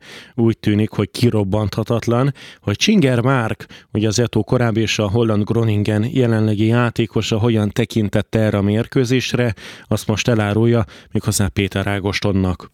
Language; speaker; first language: Hungarian; native; Hungarian